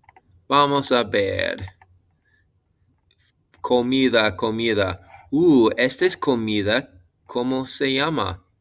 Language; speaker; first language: Spanish; non-native, fluent; English